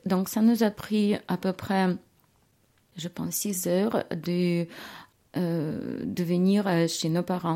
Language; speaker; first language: French; non-native, learner; Ukrainian